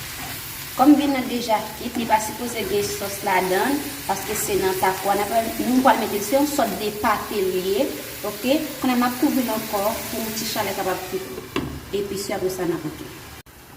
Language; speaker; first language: French; early bilingual, heritage; Haitian Creole